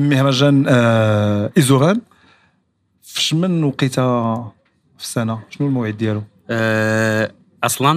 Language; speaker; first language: Arabic; native; Arabic